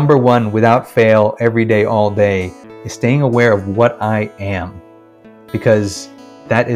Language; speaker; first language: English; early bilingual, other home language; Malayalam